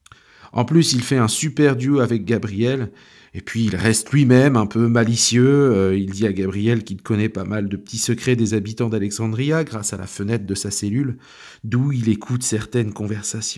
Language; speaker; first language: French; native; French